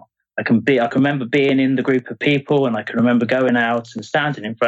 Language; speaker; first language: English; native; English